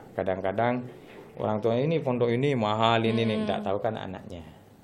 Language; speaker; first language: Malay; non-native, local second language; Madurese